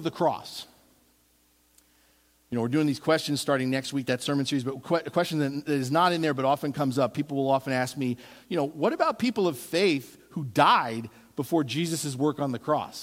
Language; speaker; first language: English; native; English